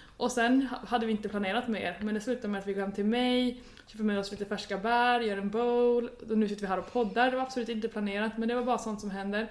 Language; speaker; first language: Swedish; native; Swedish